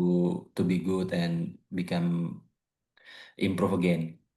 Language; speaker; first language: English; non-native, learner; Indonesian